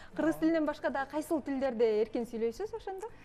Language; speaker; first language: Kyrgyz; native; Kyrgyz